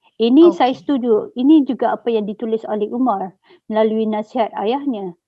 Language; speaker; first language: Malay; native; Malay